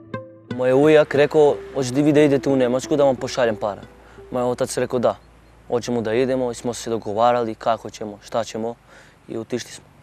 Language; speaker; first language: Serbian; non-native, local second language; Romany